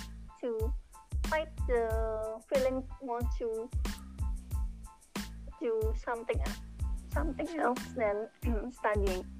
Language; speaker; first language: English; non-native, learner; Indonesian